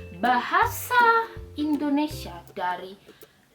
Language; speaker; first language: Indonesian; non-native, local second language; Minangkabau